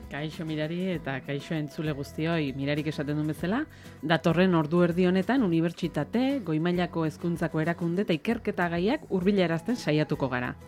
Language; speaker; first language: Basque; native; Basque